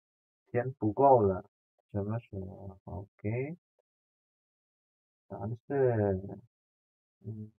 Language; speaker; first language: Chinese; non-native, fluent; Indonesian